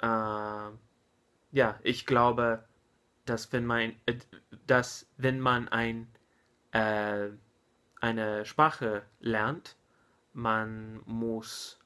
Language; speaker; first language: German; non-native, learner; English